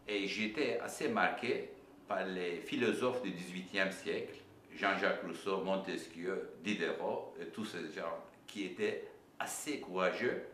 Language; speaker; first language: French; non-native, fluent; Turkish